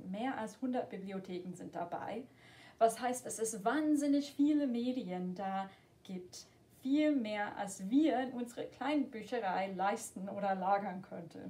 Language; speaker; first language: German; non-native, fluent; English